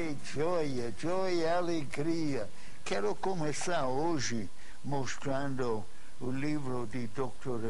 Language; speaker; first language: Portuguese; non-native, fluent; English